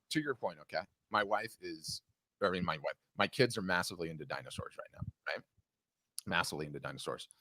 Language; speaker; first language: English; native; English